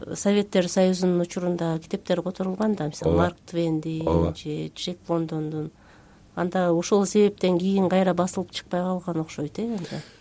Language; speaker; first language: Kyrgyz; native; Kyrgyz